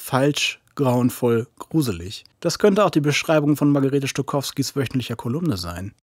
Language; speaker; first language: German; native; German